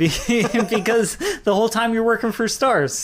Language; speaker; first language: English; native; English